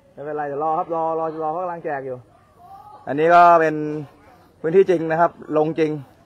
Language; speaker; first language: Thai; native; Thai